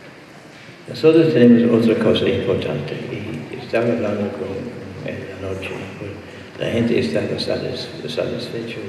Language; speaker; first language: Spanish; non-native, fluent; English